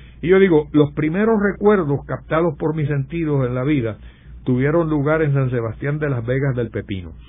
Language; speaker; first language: Spanish; native; Spanish